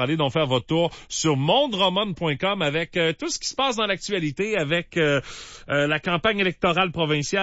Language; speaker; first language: French; native; French